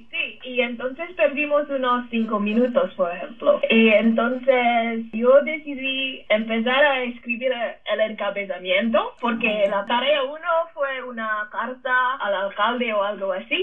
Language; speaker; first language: Spanish; non-native, fluent; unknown